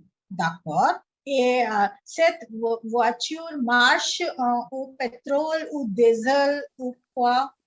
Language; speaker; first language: French; non-native, learner; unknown